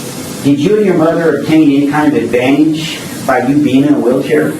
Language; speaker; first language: English; native; English